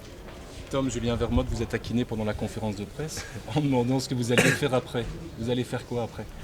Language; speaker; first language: French; native; French